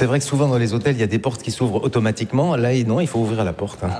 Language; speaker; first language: French; native; French